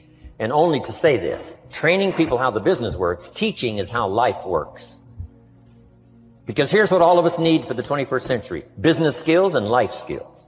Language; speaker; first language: English; native; English